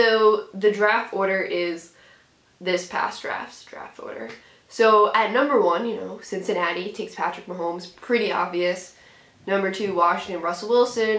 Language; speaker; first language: English; native; English